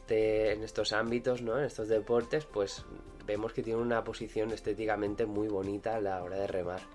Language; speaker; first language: Spanish; native; Spanish